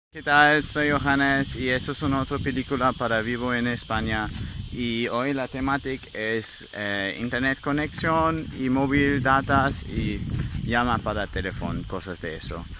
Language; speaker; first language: Spanish; non-native, learner; German